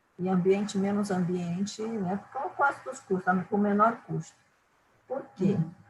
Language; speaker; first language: Portuguese; early bilingual, other home language; Japanese